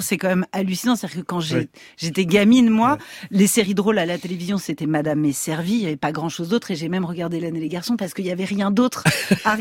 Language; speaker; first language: French; native; French